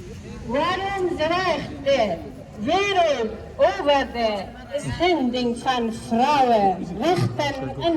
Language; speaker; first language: Dutch; non-native, fluent; Persian